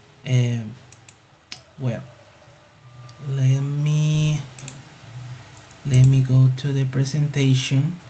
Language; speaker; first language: English; non-native, fluent; Spanish